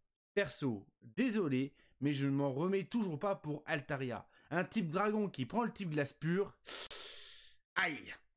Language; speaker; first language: French; native; French